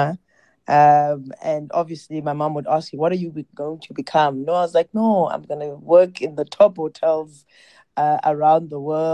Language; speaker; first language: English; non-native, local second language; Xhosa